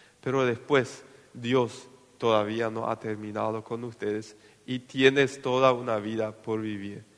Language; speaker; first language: Spanish; non-native, local second language; Plautdietsch